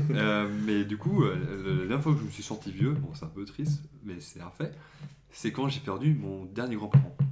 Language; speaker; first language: French; native; French